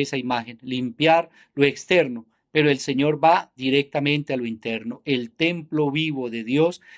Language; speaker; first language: Spanish; native; Spanish